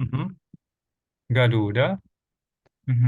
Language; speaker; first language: Russian; non-native, fluent; Indonesian